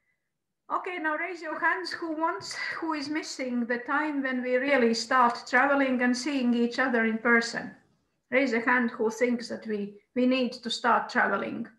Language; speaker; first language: English; non-native, fluent; Croatian